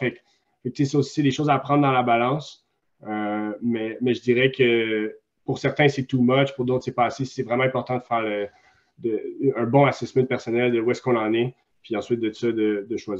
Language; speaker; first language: French; native; French